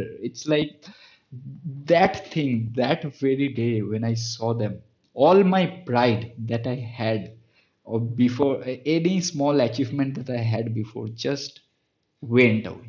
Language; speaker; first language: English; non-native, local second language; Bangla